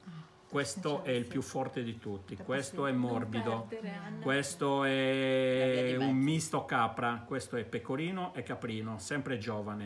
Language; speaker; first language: Italian; native; Italian